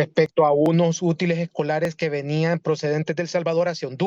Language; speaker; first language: Spanish; native; Spanish